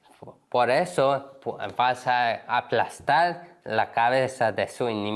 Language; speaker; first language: Spanish; non-native, learner; Korean